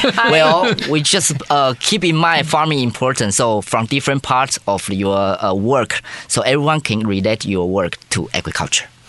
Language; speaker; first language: English; non-native, fluent; Chinese